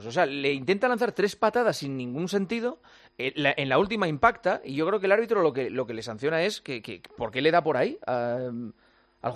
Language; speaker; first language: Spanish; native; Spanish